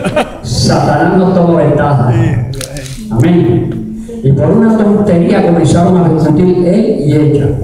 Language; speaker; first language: Spanish; native; Spanish